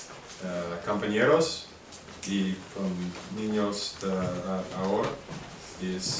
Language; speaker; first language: Spanish; non-native, learner; English